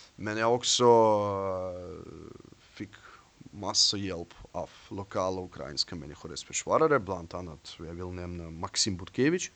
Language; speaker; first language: Swedish; non-native, fluent; Russian